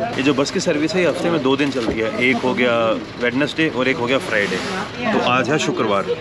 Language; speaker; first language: Hindi; native; Hindi